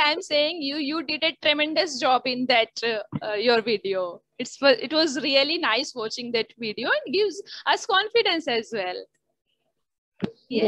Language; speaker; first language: English; non-native, learner; Hindi